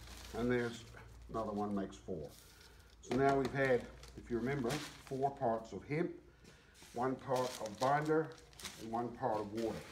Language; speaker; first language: English; native; English